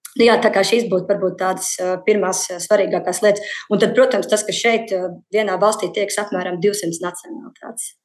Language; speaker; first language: Latvian; native; Latvian